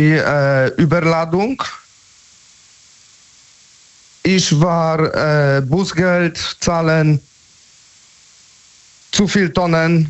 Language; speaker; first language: German; non-native, learner; Polish